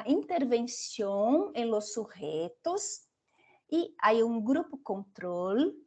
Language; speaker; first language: Spanish; non-native, fluent; Portuguese